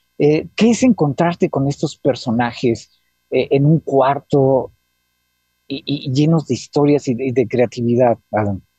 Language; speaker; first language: Spanish; native; Spanish